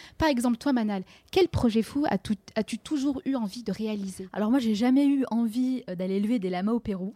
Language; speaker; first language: French; native; French